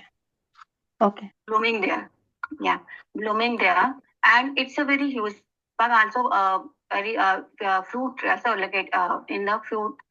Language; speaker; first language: English; non-native, learner; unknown